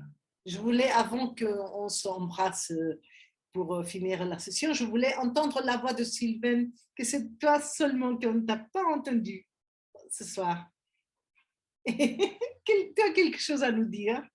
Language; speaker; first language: French; non-native, fluent; Spanish